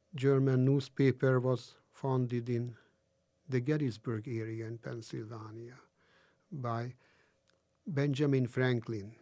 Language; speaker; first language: English; non-native, fluent; Hungarian